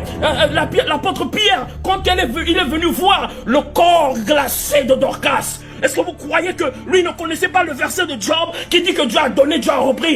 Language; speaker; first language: French; non-native, local second language; Lingala